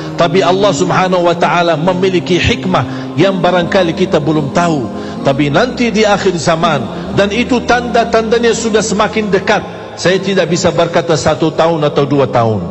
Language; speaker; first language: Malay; non-native, fluent; Arabic